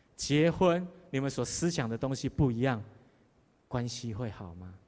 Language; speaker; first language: Chinese; native; Chinese